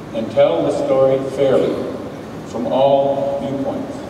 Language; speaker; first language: English; native; English